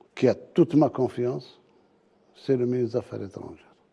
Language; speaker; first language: French; non-native, local second language; Arabic